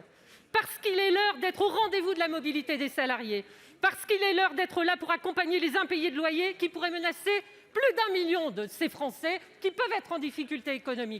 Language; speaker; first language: French; native; French